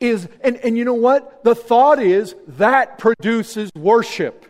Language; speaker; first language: English; native; English